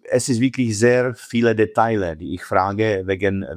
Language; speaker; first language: German; non-native, fluent; Czech